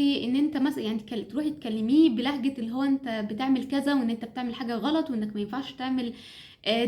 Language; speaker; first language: Arabic; native; Arabic